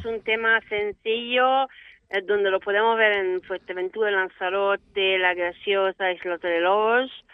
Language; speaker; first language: Spanish; non-native, fluent; Italian